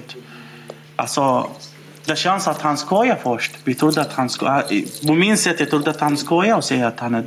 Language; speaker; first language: Swedish; non-native, learner; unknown